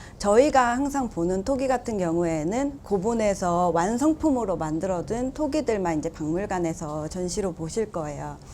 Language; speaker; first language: Korean; native; Korean